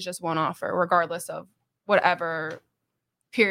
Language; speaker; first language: English; native; English